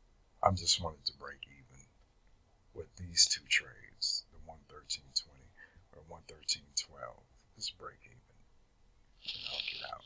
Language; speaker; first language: English; native; English